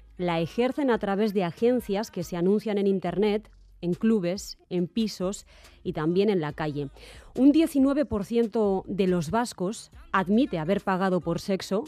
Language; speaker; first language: Spanish; native; Spanish